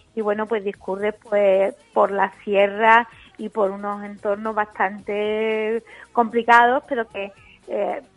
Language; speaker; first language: Spanish; native; Spanish